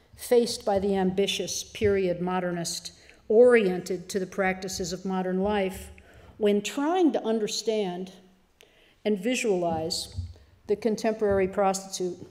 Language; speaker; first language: English; native; English